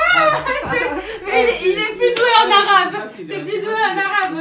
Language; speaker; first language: French; native; French